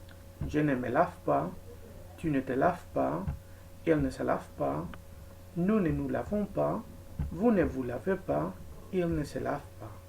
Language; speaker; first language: French; non-native, fluent; Spanish